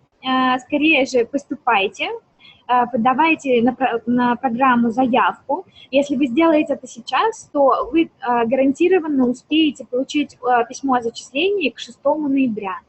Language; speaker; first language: Russian; native; Russian